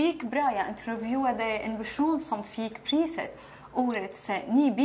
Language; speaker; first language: Swedish; non-native, learner; Arabic